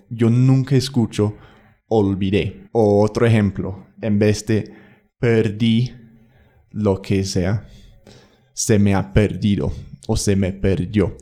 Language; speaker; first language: Spanish; non-native, fluent; English